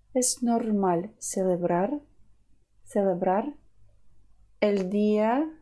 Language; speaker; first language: Spanish; non-native, fluent; Ukrainian